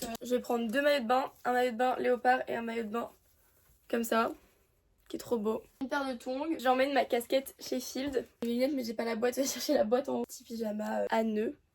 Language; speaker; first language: French; native; French